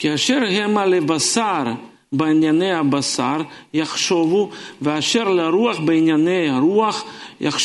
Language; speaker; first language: Hebrew; non-native, fluent; Russian